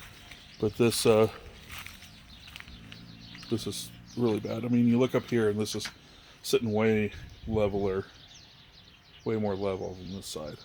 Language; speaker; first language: English; native; English